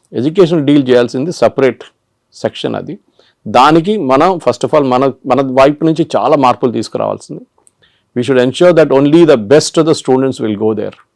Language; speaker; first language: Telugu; non-native, local second language; Malayalam